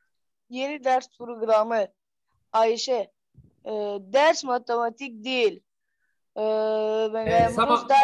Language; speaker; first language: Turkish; non-native, learner; Persian